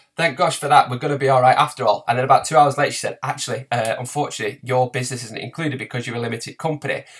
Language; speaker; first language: English; native; English